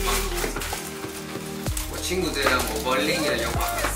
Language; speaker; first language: Korean; non-native, fluent; Thai